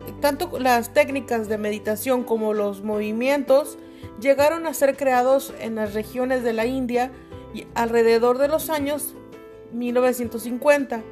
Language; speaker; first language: Spanish; native; Spanish